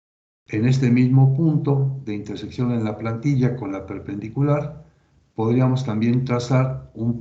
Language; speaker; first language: Spanish; native; Spanish